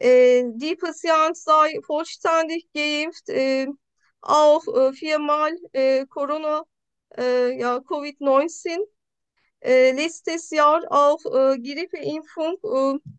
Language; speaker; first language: German; non-native, learner; Turkish